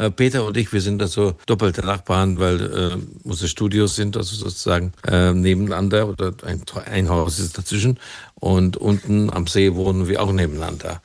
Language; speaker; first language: German; non-native, fluent; Hungarian